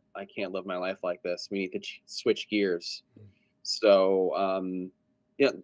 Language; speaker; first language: English; native; English